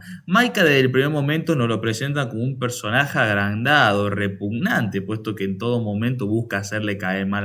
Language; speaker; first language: Spanish; native; Spanish